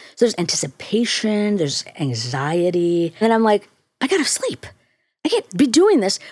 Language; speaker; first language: English; native; English